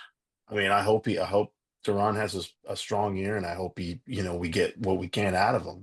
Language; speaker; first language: English; native; English